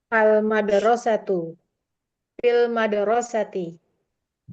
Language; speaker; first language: Arabic; non-native, learner; Indonesian